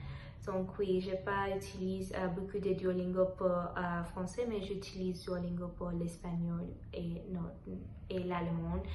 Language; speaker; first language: French; non-native, learner; Telugu